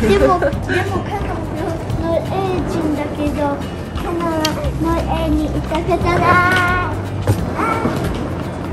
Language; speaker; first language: Japanese; early bilingual, heritage; Japanese